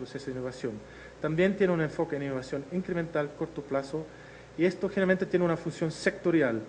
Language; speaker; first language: Spanish; non-native, fluent; Dutch